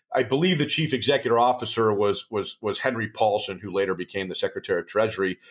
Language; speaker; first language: English; native; English